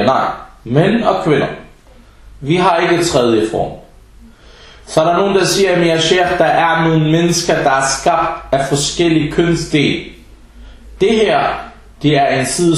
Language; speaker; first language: Danish; early bilingual, other home language; Arabic